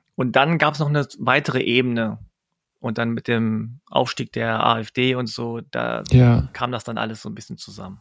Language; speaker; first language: German; early bilingual, other home language; Korean